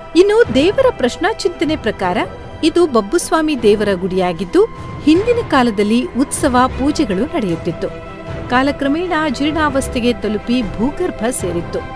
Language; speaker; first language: Kannada; native; Kannada